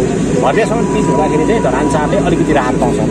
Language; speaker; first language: Nepali; native; Nepali